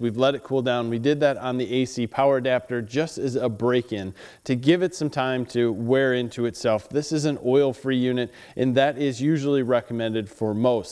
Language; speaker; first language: English; native; English